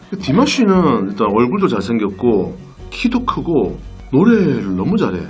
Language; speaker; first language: Korean; native; Korean